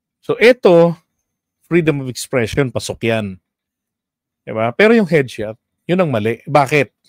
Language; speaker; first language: Filipino; native; Filipino